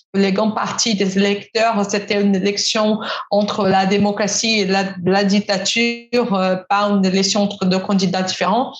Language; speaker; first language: French; non-native, fluent; Portuguese